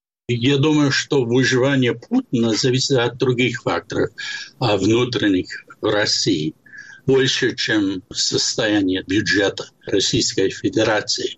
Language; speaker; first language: Russian; non-native, fluent; English